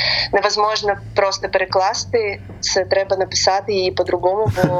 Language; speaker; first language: Ukrainian; non-native, local second language; Russian